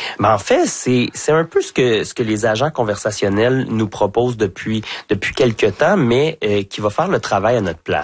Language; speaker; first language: French; native; French